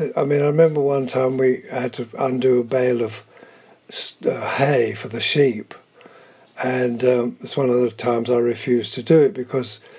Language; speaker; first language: English; native; English